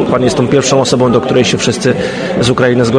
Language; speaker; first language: Polish; native; Polish